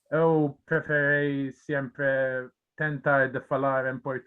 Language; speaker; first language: Portuguese; non-native, learner; Maltese